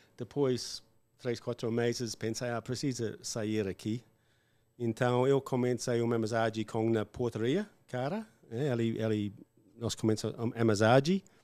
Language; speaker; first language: Portuguese; non-native, learner; English